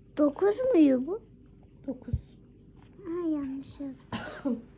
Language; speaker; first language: Turkish; early bilingual, heritage; Turkish